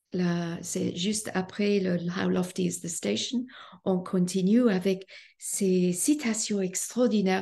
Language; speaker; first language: French; non-native, fluent; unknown